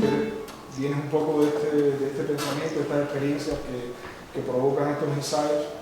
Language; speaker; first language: Spanish; native; Spanish